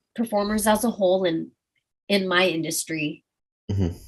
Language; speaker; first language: English; native; English